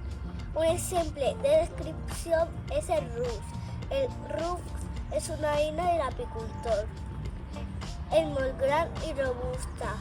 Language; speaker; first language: Catalan; non-native, local second language; Spanish